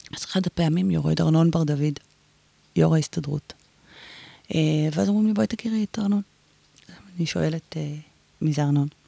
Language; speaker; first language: Hebrew; native; Hebrew